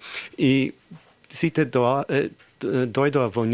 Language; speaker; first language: Macedonian; non-native, fluent; English